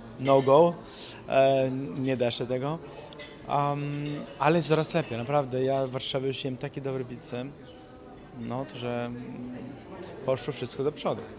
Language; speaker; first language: Polish; non-native, fluent; Italian